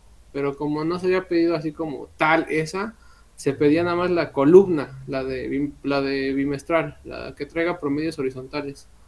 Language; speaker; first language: Spanish; native; Spanish